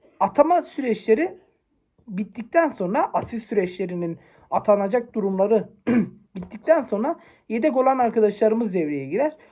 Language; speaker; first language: Turkish; native; Turkish